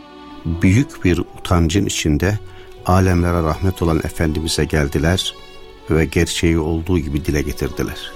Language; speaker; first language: Turkish; native; Turkish